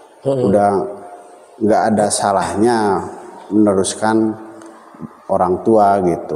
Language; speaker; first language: Indonesian; native; Indonesian